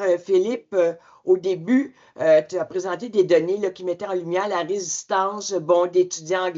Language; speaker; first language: French; native; French